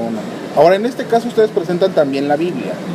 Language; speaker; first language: Spanish; native; Spanish